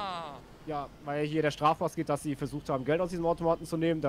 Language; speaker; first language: German; native; German